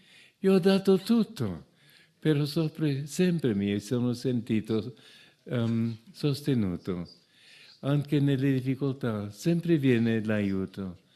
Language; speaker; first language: Italian; non-native, fluent; English